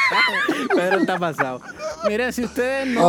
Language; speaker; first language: Spanish; native; Spanish